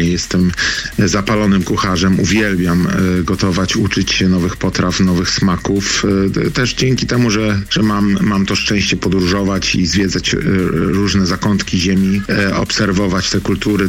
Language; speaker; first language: Polish; native; Polish